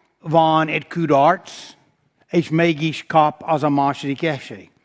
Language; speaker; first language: Hungarian; non-native, fluent; English